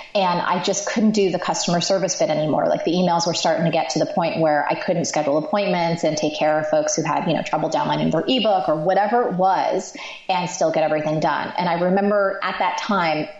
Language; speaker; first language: English; native; English